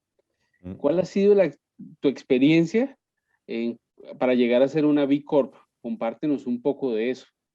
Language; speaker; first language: Spanish; native; Spanish